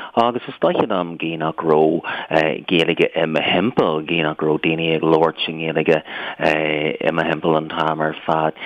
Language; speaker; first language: Irish; non-native, local second language; English